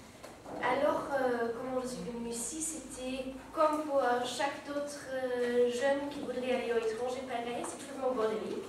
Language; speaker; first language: French; non-native, learner; German